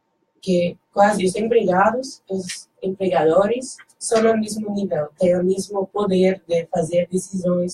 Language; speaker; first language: Portuguese; non-native, learner; Dutch